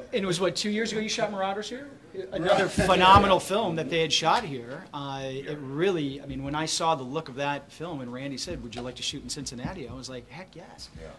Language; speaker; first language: English; native; English